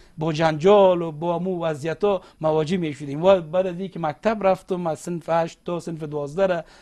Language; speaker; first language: Persian; non-native, local second language; Uzbek